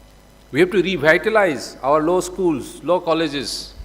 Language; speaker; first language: English; non-native, local second language; Manipuri